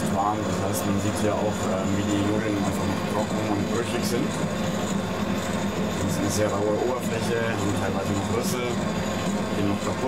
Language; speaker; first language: German; native; German